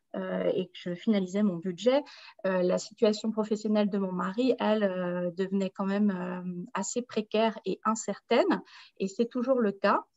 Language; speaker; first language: French; native; French